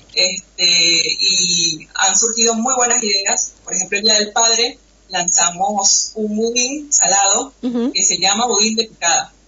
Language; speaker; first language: Spanish; native; Spanish